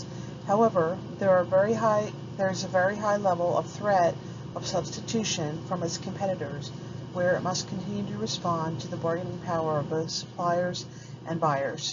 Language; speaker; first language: English; native; English